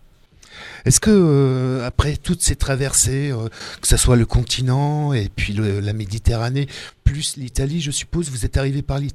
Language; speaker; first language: French; native; French